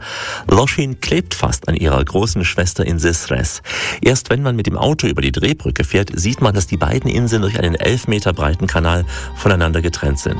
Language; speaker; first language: German; native; German